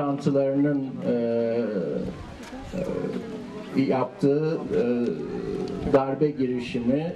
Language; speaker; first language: Turkish; native; Turkish